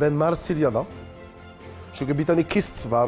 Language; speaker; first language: Turkish; non-native, learner; French